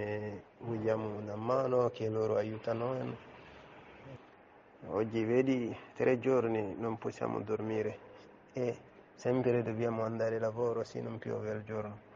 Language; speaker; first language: Italian; non-native, learner; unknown